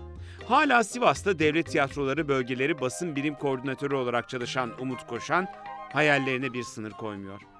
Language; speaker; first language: Turkish; native; Turkish